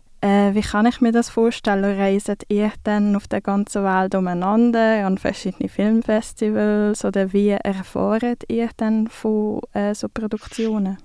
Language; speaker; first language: German; native; German